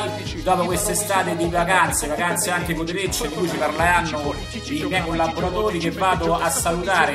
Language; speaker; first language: Italian; native; Italian